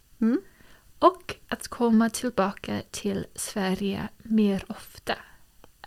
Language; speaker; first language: Swedish; early bilingual, heritage; English